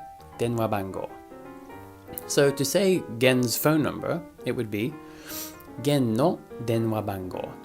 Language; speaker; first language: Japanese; non-native, fluent; English